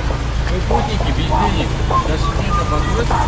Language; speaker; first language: Russian; non-native, local second language; Kazakh